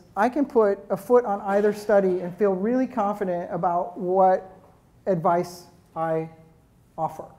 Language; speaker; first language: English; native; English